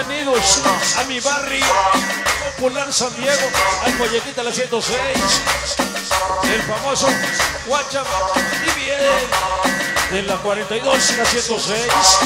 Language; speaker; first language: Spanish; native; Spanish